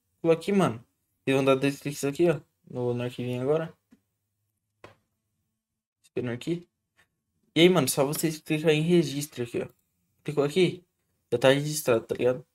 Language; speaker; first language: Portuguese; native; Portuguese